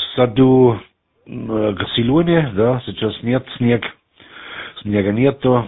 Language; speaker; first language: Russian; non-native, learner; German